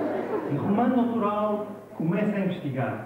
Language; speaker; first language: Portuguese; native; Portuguese